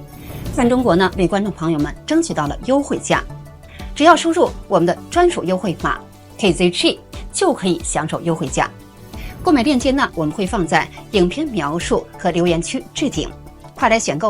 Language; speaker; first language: Chinese; native; Chinese